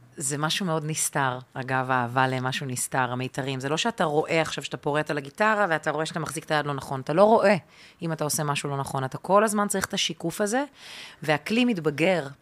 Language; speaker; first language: Hebrew; early bilingual, other home language; Russian